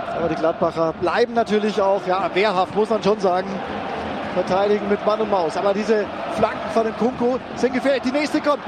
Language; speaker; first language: German; native; German